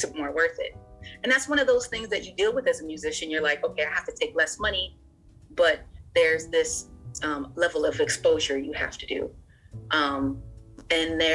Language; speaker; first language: English; native; English